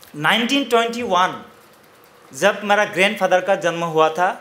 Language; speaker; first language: Hindi; non-native, local second language; Bangla